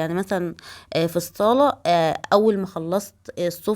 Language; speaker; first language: Arabic; native; Arabic